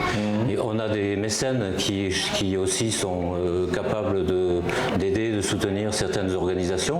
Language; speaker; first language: French; native; French